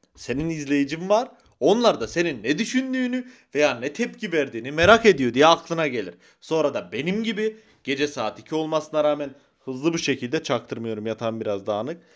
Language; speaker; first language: Turkish; early bilingual, heritage; Turkish